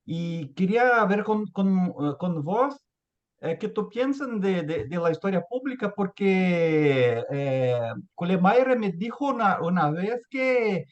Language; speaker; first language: Spanish; non-native, fluent; Portuguese